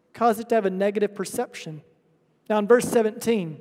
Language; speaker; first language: English; native; English